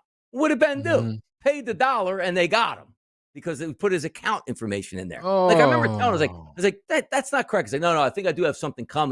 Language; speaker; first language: English; native; English